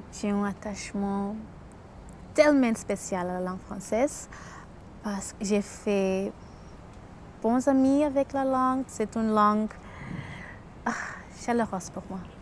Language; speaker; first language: French; non-native, fluent; Portuguese